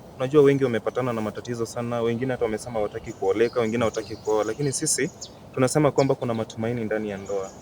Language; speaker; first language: Swahili; non-native, local second language; Luyia